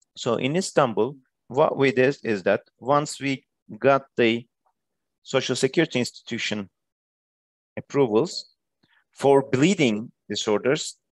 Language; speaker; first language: English; non-native, fluent; Turkish